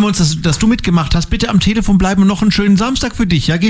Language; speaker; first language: German; native; German